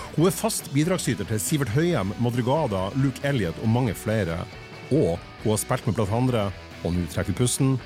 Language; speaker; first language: Norwegian; native; Norwegian